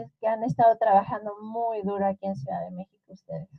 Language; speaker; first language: Spanish; native; Spanish